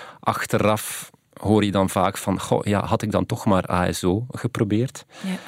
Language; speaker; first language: Dutch; native; Dutch